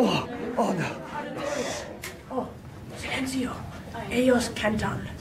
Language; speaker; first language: Spanish; non-native, learner; English